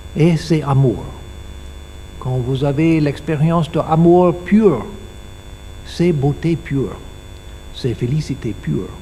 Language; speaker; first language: French; non-native, learner; English